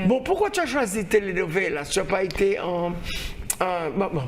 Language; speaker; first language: French; non-native, local second language; Haitian Creole